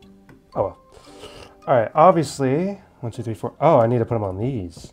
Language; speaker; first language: English; native; English